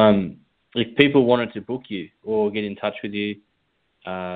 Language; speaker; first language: English; native; English